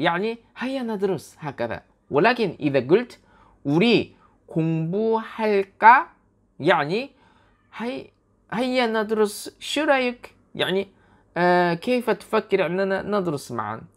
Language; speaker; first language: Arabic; non-native, fluent; Korean